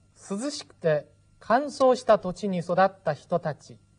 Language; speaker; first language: Japanese; non-native, fluent; Chinese